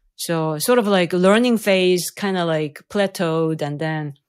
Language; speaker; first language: English; non-native, fluent; Korean